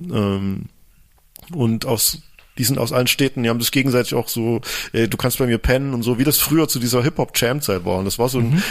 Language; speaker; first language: German; native; German